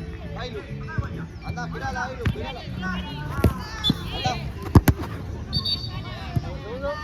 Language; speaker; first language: Spanish; native; Spanish